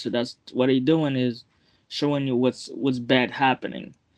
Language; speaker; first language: English; non-native, fluent; French